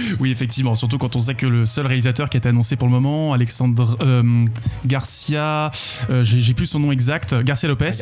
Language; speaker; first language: French; native; French